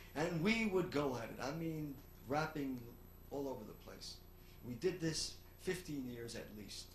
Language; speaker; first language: English; native; English